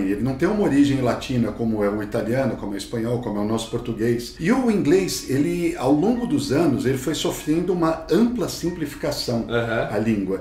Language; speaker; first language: Portuguese; native; Portuguese